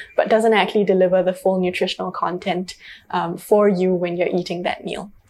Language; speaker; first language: English; native; English